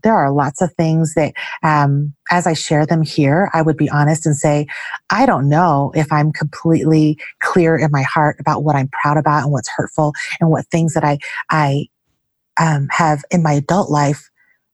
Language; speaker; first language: English; early bilingual, other home language; Chinese